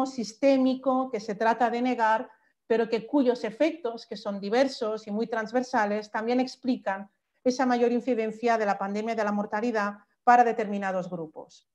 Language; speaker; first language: Spanish; native; Spanish